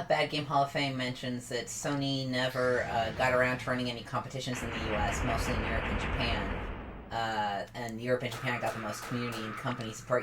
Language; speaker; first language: English; native; English